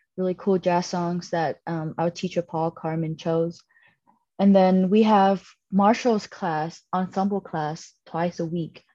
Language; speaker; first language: English; non-native, fluent; Vietnamese